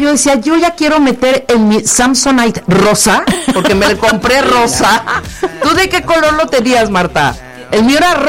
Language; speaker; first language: Spanish; native; Spanish